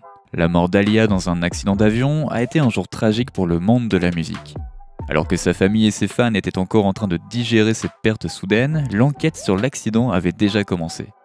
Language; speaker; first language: French; native; French